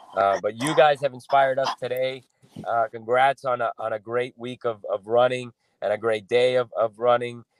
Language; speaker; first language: English; native; English